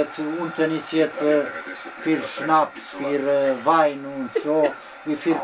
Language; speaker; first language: German; non-native, learner; Serbian